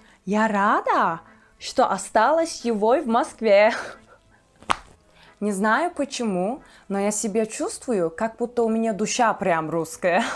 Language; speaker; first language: Russian; non-native, fluent; Turkish